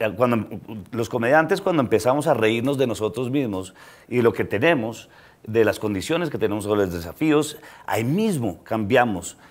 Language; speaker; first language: Spanish; native; Spanish